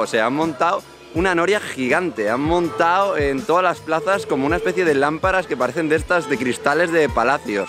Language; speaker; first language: Spanish; native; Spanish